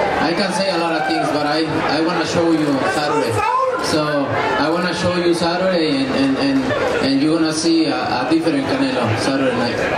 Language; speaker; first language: English; non-native, learner; Spanish